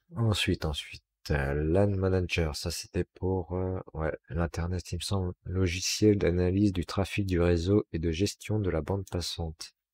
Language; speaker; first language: French; native; French